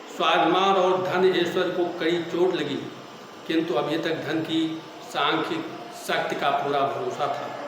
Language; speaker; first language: Hindi; native; Hindi